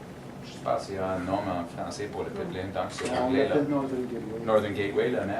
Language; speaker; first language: French; non-native, learner; English